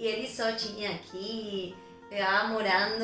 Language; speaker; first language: Portuguese; non-native, fluent; Spanish